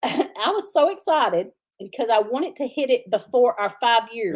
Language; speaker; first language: English; native; English